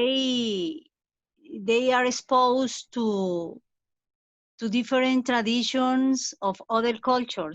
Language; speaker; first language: English; non-native, fluent; Spanish